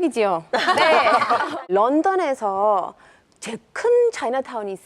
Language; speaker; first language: Korean; non-native, fluent; English